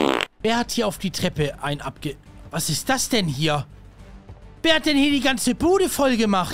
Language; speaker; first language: German; native; German